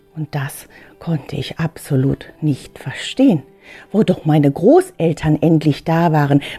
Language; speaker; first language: German; early bilingual, other home language; Filipino